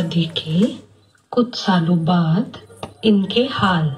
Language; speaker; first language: Hindi; native; Hindi